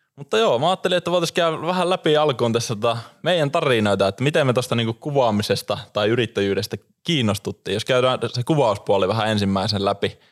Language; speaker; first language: Finnish; native; Finnish